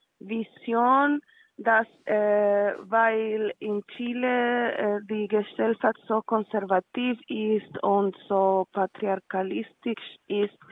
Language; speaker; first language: German; non-native, learner; Spanish